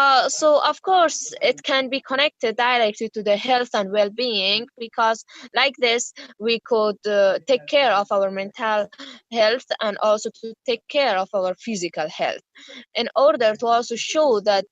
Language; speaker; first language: English; non-native, fluent; Persian